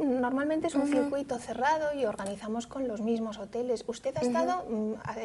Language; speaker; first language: Spanish; native; Spanish